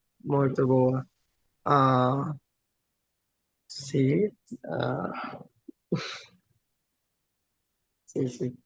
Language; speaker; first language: Portuguese; non-native, learner; Bangla